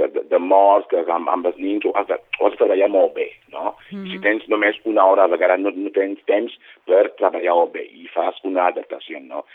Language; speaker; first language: Catalan; non-native, fluent; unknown